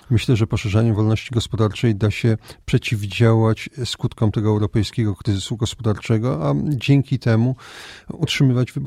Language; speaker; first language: Polish; native; Polish